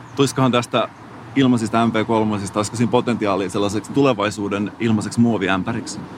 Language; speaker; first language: Finnish; native; Finnish